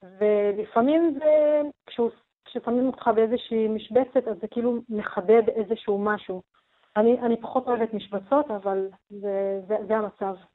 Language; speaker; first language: Hebrew; non-native, local second language; Arabic